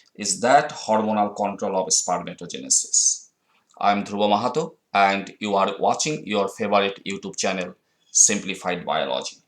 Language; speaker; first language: English; non-native, local second language; Bangla